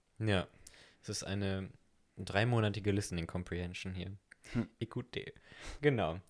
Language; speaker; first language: German; native; German